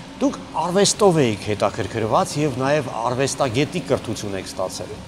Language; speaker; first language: Armenian; native; Armenian